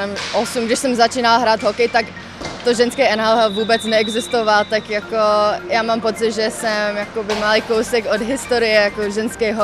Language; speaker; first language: Czech; non-native, local second language; English